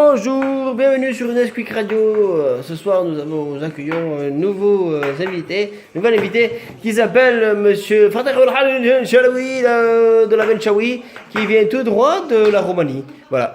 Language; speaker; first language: French; native; French